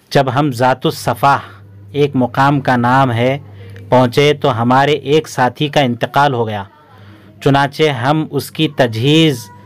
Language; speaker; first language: Urdu; native; Urdu